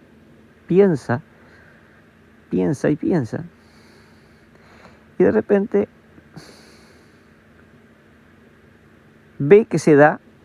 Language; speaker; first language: Spanish; native; Spanish